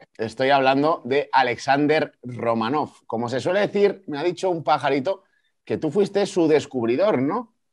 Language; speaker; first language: Spanish; native; Spanish